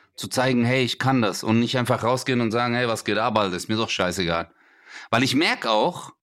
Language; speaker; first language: German; early bilingual, other home language; Turkish